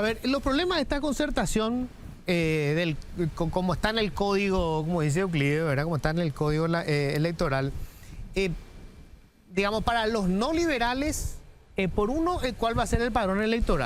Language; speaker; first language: Spanish; native; Spanish